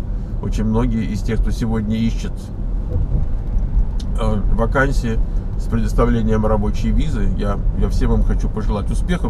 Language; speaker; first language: Russian; native; Russian